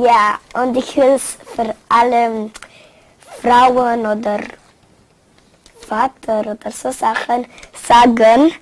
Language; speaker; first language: German; non-native, learner; Spanish